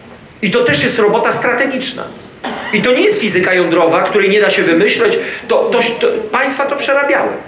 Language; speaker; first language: Polish; native; Polish